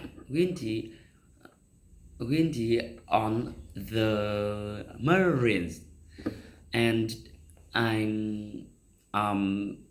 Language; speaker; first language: English; non-native, learner; Vietnamese